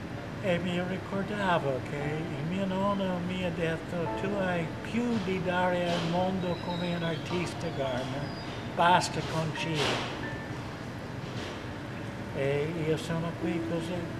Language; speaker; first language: Italian; non-native, learner; English